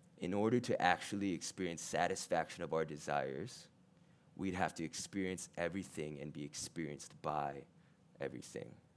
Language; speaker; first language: English; early bilingual, other home language; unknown